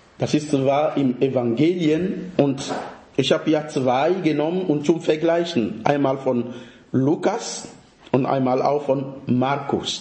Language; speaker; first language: German; non-native, fluent; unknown